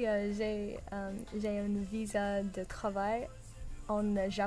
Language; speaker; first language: French; non-native, learner; English